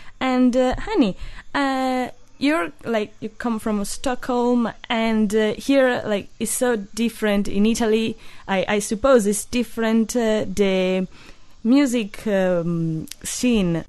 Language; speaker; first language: English; non-native, learner; Italian